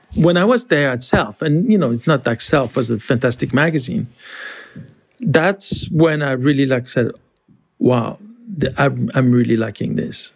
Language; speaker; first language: English; non-native, fluent; French